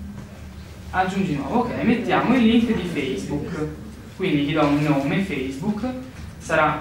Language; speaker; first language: Italian; native; Italian